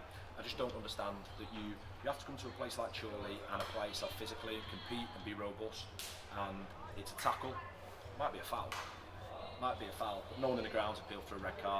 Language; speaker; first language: English; native; English